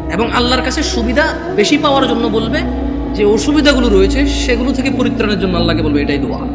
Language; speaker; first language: Bangla; early bilingual, heritage; Bangla